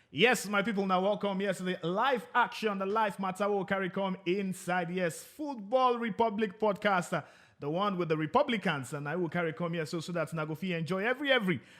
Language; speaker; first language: Nigerian Pidgin; non-native, local second language; Igbo